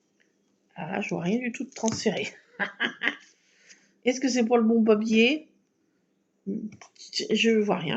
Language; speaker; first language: French; native; French